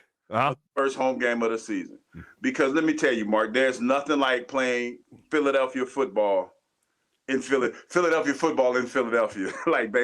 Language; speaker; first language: English; native; English